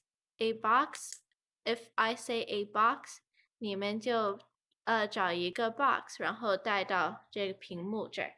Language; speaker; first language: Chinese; early bilingual, heritage; Chinese